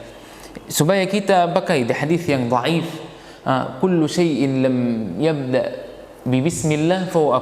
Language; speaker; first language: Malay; non-native, fluent; Arabic